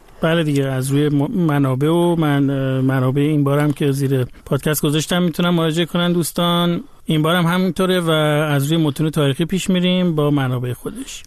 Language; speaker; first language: Persian; native; Persian